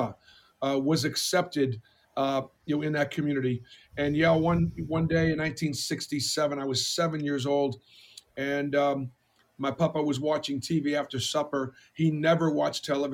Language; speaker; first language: English; native; English